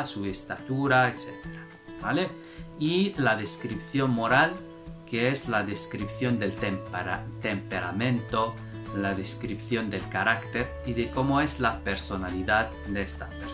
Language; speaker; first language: Spanish; non-native, fluent; Arabic